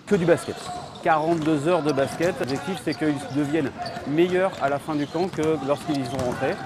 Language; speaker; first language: French; native; French